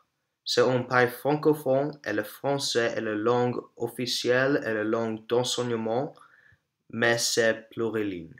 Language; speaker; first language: French; non-native, learner; English